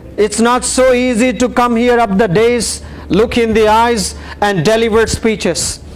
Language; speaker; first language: English; non-native, local second language; Urdu